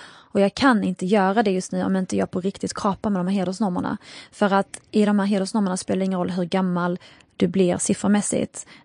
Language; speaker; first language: Swedish; early bilingual, other home language; Arabic